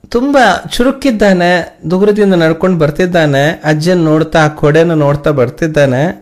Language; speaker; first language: Kannada; native; Kannada